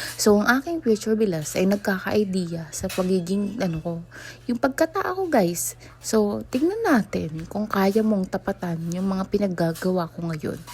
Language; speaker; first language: Filipino; native; Filipino